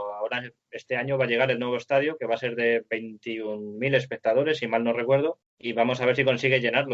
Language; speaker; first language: Spanish; native; Spanish